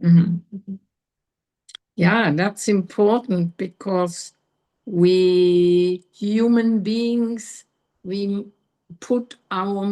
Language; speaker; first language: English; non-native, learner; German